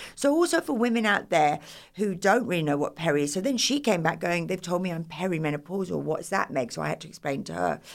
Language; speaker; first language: English; native; English